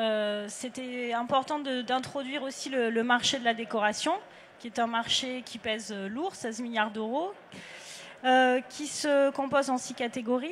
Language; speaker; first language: French; native; French